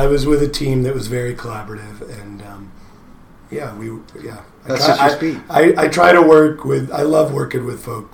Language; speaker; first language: English; native; English